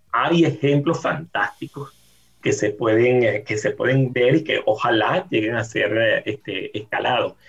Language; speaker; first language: Spanish; native; Spanish